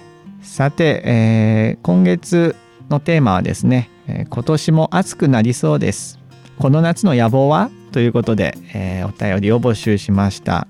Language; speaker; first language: Japanese; native; Japanese